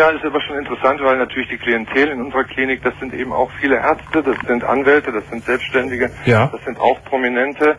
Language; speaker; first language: German; native; German